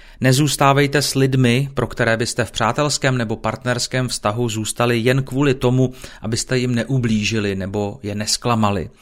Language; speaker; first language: Czech; native; Czech